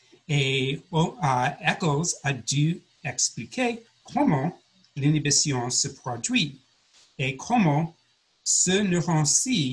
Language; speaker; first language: French; non-native, learner; English